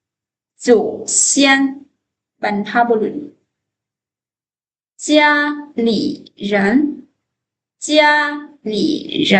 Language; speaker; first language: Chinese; non-native, fluent; Lao